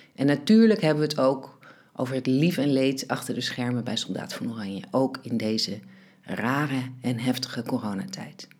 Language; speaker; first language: Dutch; native; Dutch